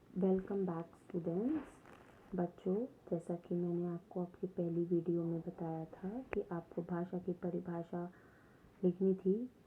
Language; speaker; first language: Hindi; native; Hindi